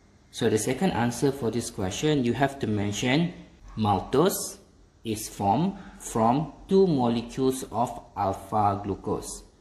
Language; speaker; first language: English; non-native, local second language; Malay